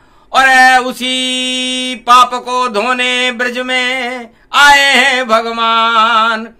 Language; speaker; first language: Hindi; native; Hindi